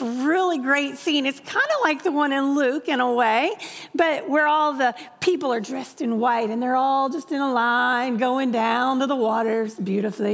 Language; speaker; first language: English; native; English